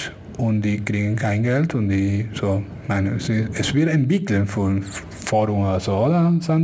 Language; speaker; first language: German; non-native, fluent; Spanish